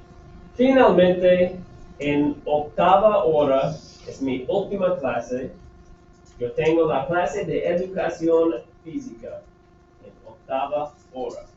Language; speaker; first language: Spanish; non-native, fluent; English